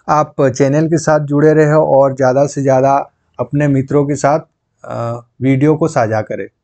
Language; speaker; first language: Hindi; non-native, local second language; Santali